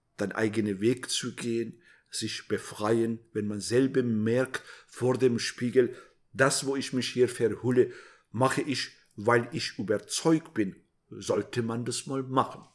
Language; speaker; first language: German; non-native, fluent; Persian